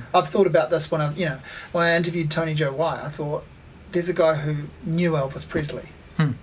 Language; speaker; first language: English; native; English